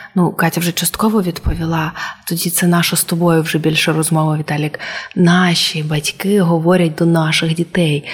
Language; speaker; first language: Ukrainian; non-native, local second language; Russian